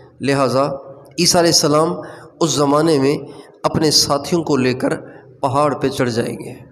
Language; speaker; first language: Urdu; non-native, local second language; Sindhi